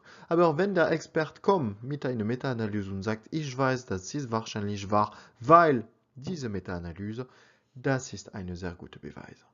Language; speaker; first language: German; non-native, learner; French